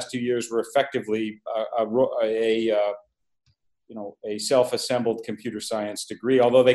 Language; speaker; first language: English; native; English